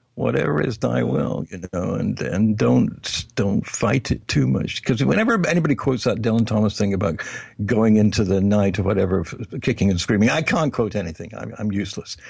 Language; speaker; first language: English; native; English